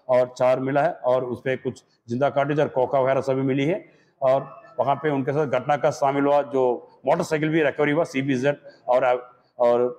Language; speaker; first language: Hindi; native; Hindi